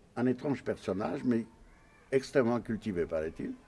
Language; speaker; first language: French; non-native, fluent; Romanian